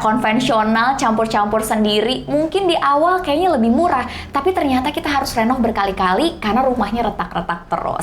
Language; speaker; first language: Indonesian; native; Indonesian